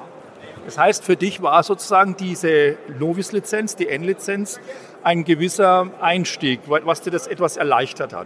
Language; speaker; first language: German; native; German